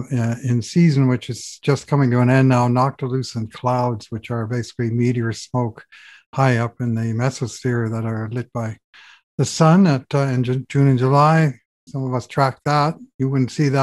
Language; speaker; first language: English; native; English